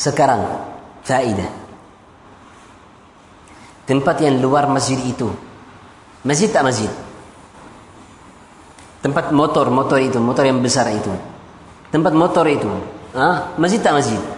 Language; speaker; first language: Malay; non-native, fluent; Arabic